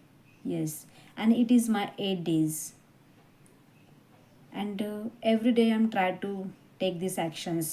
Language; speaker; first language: English; non-native, learner; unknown